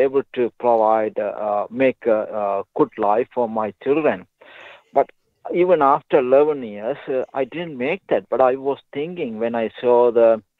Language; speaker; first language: English; non-native, local second language; Tamil